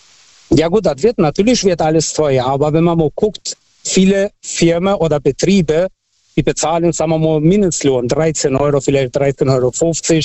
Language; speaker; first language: German; early bilingual, other home language; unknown